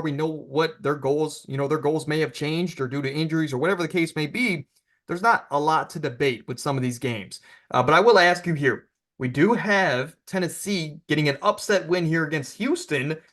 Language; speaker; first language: English; native; English